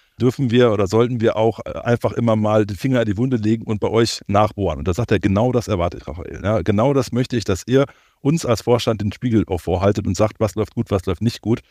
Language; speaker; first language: German; native; German